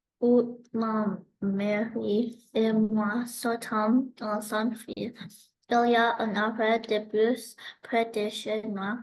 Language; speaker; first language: French; non-native, learner; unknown